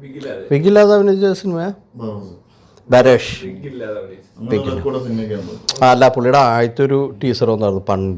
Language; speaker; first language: Malayalam; native; Malayalam